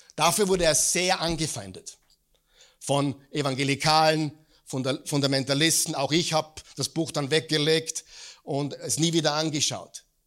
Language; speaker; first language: German; native; German